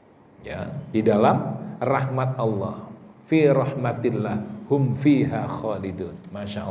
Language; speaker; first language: Indonesian; native; Indonesian